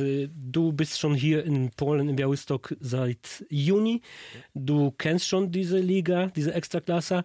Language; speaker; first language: German; non-native, learner; Polish